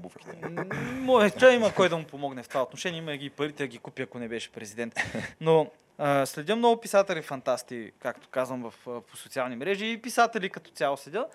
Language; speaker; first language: Bulgarian; native; Bulgarian